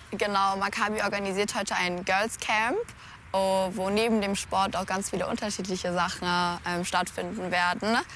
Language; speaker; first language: German; native; German